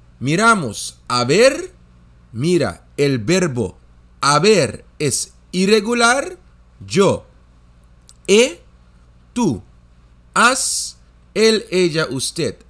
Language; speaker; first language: Spanish; non-native, fluent; Dutch